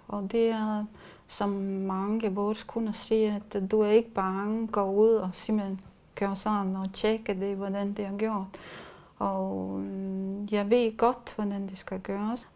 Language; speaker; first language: Danish; non-native, learner; Latvian